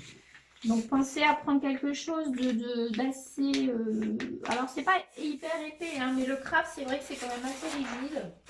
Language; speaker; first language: French; native; French